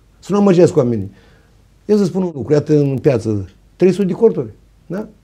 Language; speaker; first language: Romanian; native; Romanian